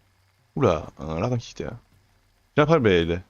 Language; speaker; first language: French; native; French